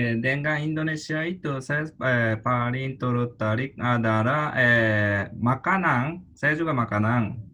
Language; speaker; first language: Indonesian; non-native, fluent; Japanese